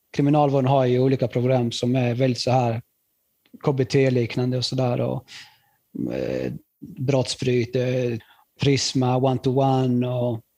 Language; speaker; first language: Swedish; early bilingual, other home language; Spanish